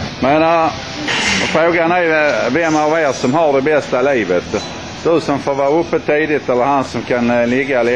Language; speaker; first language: Swedish; native; Swedish